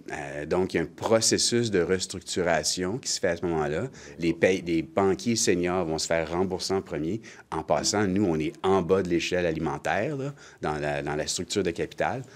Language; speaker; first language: French; native; French